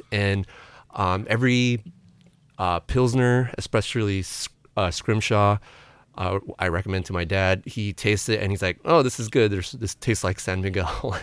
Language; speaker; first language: English; early bilingual, other home language; Filipino